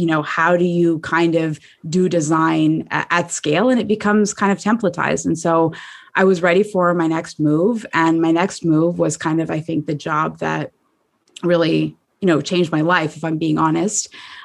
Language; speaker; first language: English; native; English